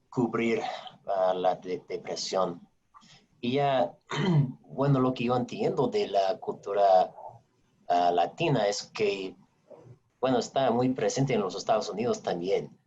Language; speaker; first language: Spanish; non-native, fluent; English